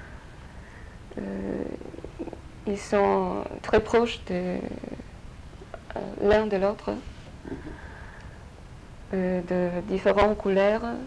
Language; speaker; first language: French; non-native, fluent; Polish